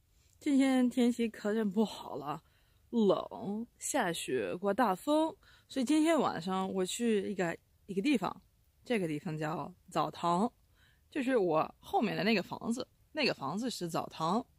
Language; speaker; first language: Chinese; non-native, fluent; Russian